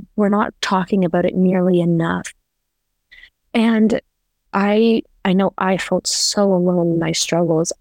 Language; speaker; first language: English; native; English